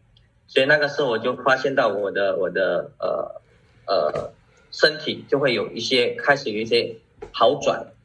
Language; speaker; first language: Chinese; early bilingual, heritage; Chinese